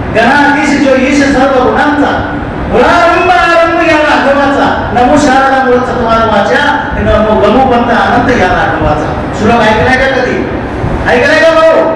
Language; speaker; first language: Marathi; non-native, local second language; Urdu